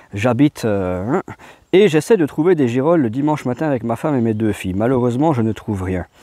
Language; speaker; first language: French; native; French